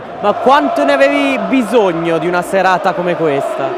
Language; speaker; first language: Italian; native; Italian